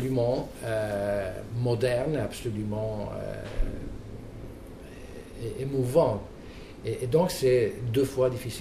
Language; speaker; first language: French; non-native, fluent; Italian